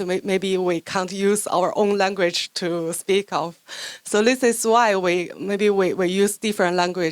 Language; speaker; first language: English; non-native, fluent; Chinese